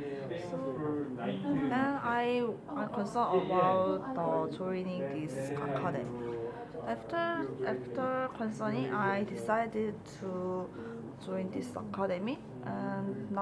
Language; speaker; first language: English; non-native, learner; Korean